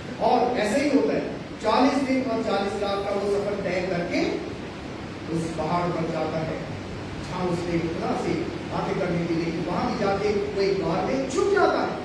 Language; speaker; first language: Urdu; native; Urdu